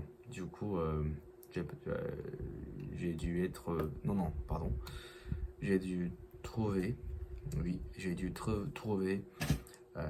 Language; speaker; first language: French; non-native, learner; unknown